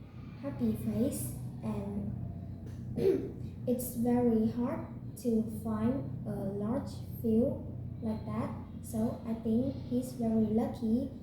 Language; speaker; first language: English; non-native, learner; Vietnamese